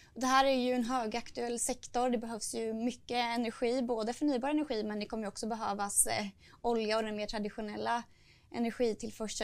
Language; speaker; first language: Swedish; native; Swedish